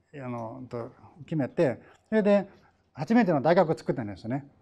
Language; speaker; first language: Japanese; non-native, fluent; Chinese